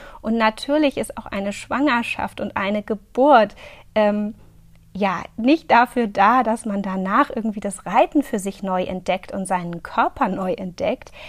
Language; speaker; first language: German; native; German